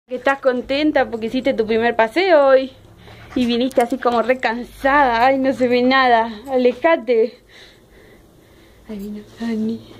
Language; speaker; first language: Spanish; native; Spanish